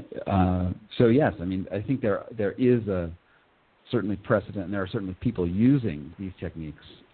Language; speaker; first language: English; native; English